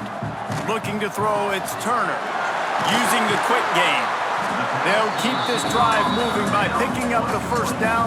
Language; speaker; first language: English; native; English